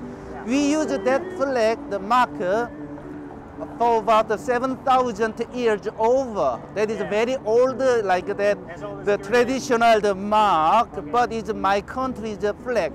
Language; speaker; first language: English; non-native, learner; Korean